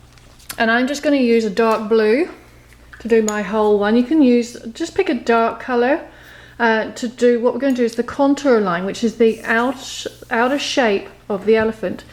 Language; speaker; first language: English; native; English